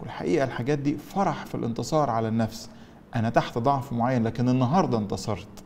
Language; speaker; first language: Arabic; native; Arabic